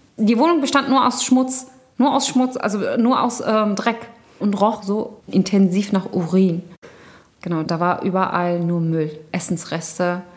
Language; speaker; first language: German; early bilingual, other home language; Turkish